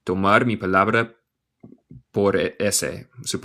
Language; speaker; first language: Spanish; non-native, learner; English